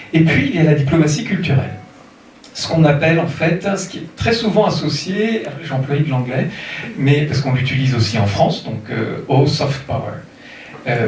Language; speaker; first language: French; native; French